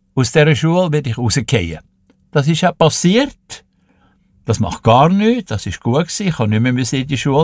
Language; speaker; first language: German; native; German